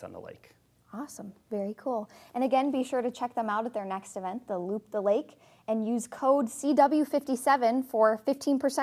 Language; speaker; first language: English; native; English